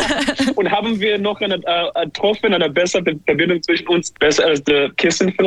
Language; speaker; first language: German; non-native, learner; English